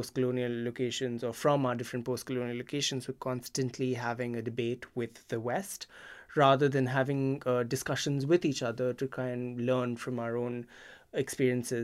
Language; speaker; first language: English; non-native, local second language; Hindi